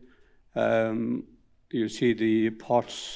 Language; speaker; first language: English; non-native, local second language; Punjabi